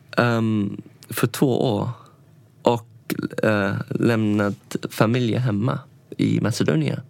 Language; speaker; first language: Swedish; non-native, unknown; English